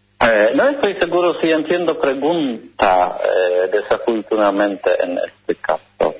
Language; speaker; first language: Spanish; non-native, learner; Polish